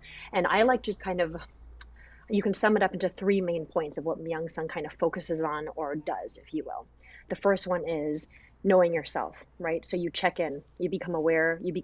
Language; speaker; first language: English; native; English